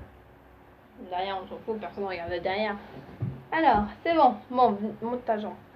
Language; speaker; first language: French; native; French